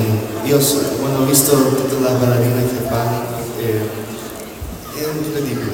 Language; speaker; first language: Italian; non-native, learner; English